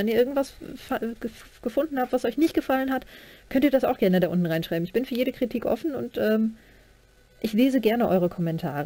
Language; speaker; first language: German; native; German